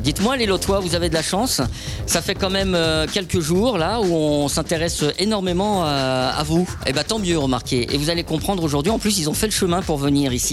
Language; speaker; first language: French; native; French